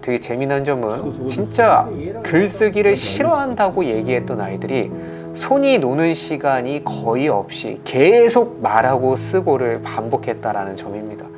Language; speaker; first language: Korean; native; Korean